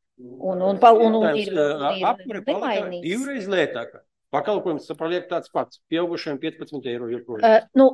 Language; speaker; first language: Latvian; non-native, local second language; Russian